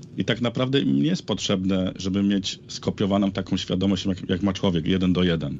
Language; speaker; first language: Polish; native; Polish